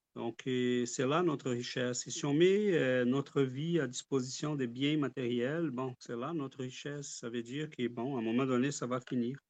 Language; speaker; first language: French; non-native, fluent; Portuguese